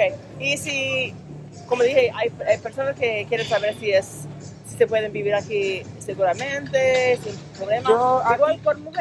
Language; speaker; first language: Spanish; non-native, learner; English